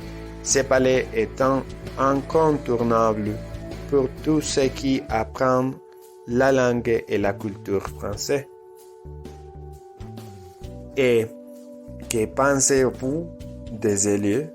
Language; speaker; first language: French; non-native, learner; Spanish